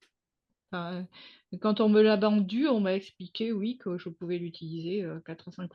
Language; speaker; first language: French; native; French